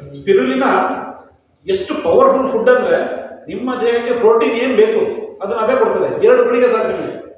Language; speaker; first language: Kannada; non-native, local second language; Konkani